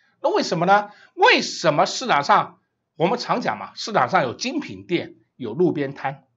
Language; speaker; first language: Chinese; native; Chinese